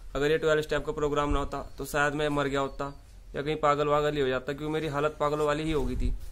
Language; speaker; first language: Hindi; native; Hindi